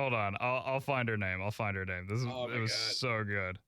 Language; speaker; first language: English; native; English